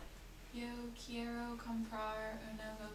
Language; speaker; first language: Spanish; non-native, learner; English